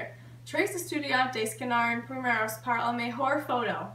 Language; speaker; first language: Spanish; non-native, learner; English